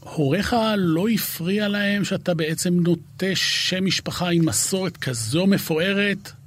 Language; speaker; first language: Hebrew; native; Hebrew